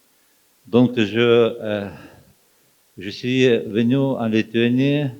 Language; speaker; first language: French; non-native, fluent; Ukrainian